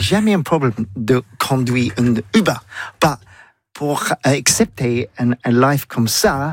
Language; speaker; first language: French; non-native, learner; English